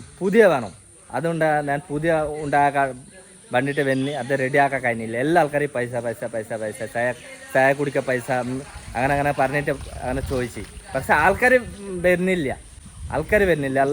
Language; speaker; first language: Malayalam; non-native, learner; Bangla